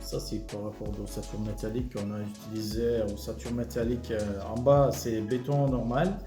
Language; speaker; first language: French; non-native, learner; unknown